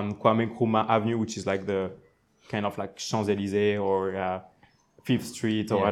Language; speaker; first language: English; non-native, fluent; French